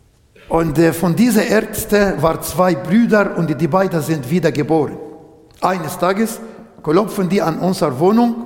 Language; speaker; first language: German; non-native, fluent; Arabic